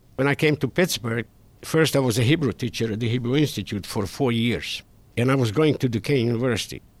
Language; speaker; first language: English; non-native, fluent; Hungarian